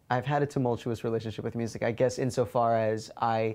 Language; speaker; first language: English; native; English